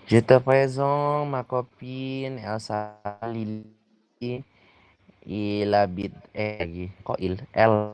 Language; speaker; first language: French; non-native, fluent; Indonesian